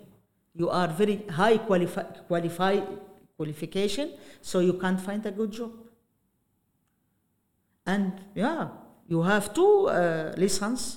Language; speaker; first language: English; non-native, learner; Arabic